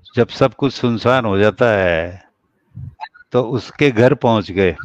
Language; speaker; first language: Hindi; native; Hindi